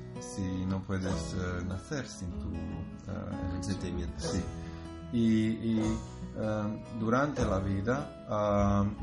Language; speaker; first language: Spanish; non-native, learner; Croatian